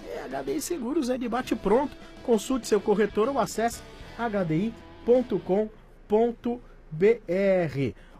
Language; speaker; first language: Portuguese; native; Portuguese